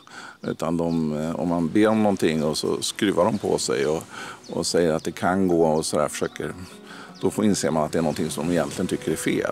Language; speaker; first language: Swedish; native; Swedish